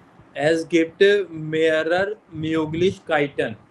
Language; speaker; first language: German; non-native, fluent; Hindi